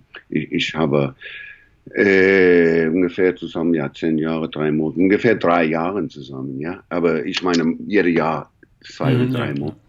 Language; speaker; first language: German; non-native, learner; English